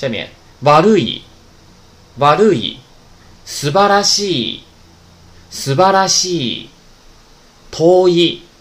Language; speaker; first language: Japanese; non-native, fluent; Chinese